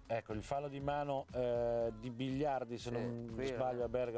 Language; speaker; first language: Italian; native; Italian